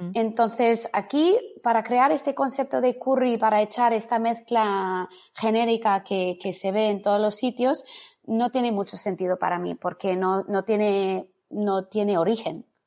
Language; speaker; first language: Spanish; non-native, fluent; English